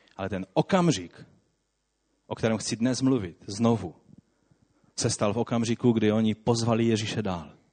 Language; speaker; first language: Czech; non-native, local second language; Polish